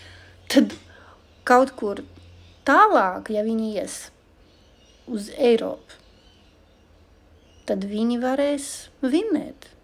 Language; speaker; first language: Latvian; non-native, local second language; Russian